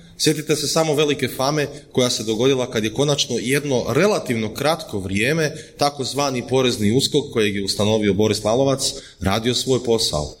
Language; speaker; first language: Croatian; native; Croatian